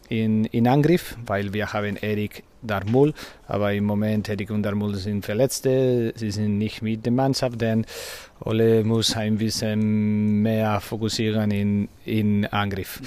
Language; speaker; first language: German; non-native, learner; Spanish